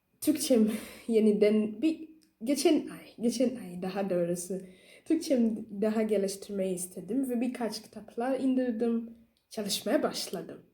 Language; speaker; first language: Turkish; non-native, learner; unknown